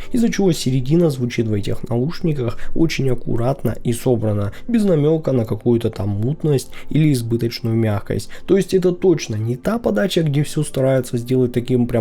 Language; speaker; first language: Russian; native; Russian